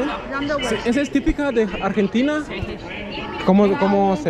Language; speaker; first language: Spanish; non-native, learner; Swahili